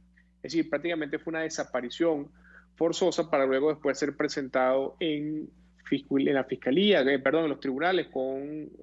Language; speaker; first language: Spanish; native; Spanish